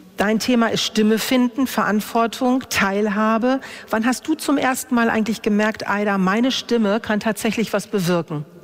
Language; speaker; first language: German; native; German